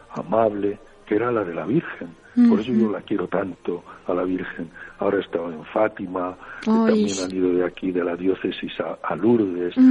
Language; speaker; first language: Spanish; native; Spanish